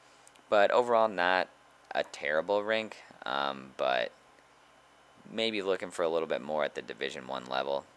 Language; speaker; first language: English; native; English